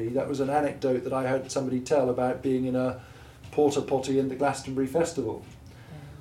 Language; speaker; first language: English; native; English